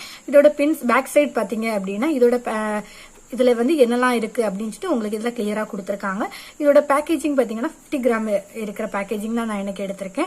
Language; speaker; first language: Tamil; native; Tamil